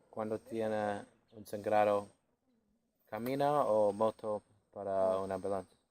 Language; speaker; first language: Spanish; non-native, learner; English